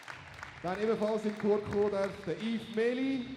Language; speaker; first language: German; native; German